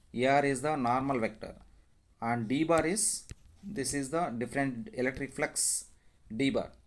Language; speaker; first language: English; non-native, local second language; Telugu